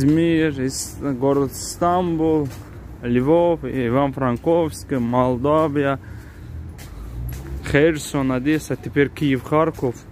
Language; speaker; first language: Russian; non-native, learner; Azerbaijani